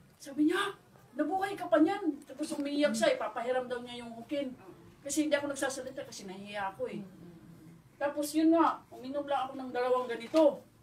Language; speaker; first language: Filipino; non-native, local second language; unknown